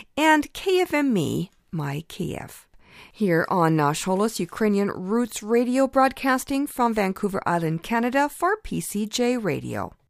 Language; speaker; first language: English; early bilingual, other home language; Ukrainian